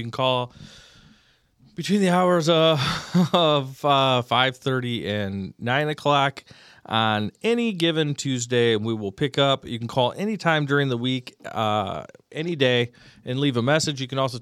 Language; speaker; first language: English; native; English